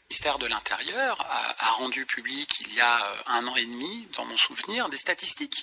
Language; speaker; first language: French; native; French